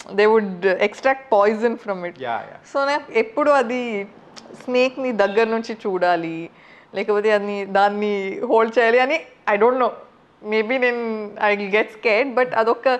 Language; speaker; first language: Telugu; non-native, fluent; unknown